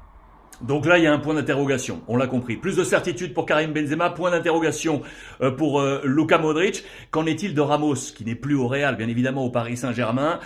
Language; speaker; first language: French; native; French